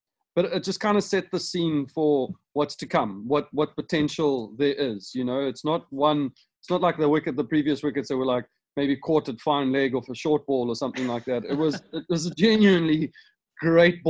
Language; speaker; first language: English; native; English